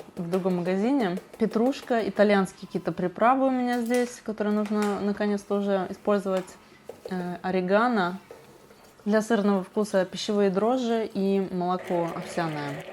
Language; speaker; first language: Russian; native; Russian